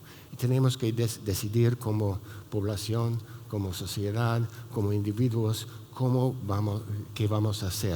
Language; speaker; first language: Spanish; non-native, fluent; English